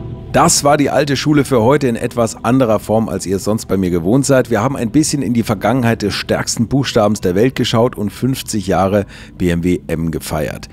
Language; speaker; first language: German; native; German